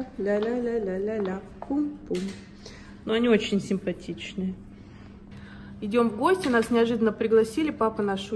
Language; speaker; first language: Russian; native; Russian